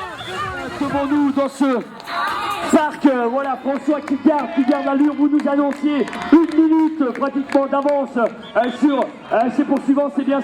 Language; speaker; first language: French; native; French